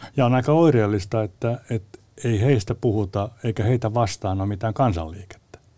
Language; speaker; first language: Finnish; native; Finnish